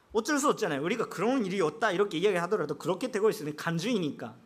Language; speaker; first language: Korean; non-native, fluent; Japanese